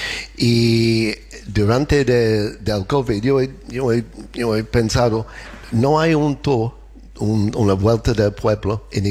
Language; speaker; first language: Spanish; non-native, learner; English